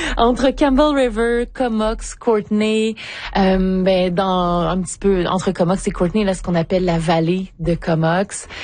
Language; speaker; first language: French; native; French